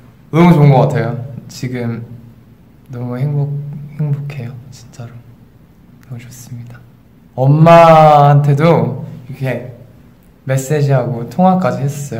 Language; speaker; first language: Korean; early bilingual, other home language; English